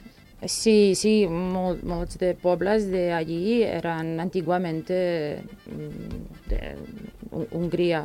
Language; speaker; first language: Catalan; non-native, fluent; Serbian